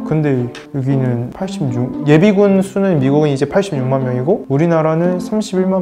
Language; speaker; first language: Korean; native; Korean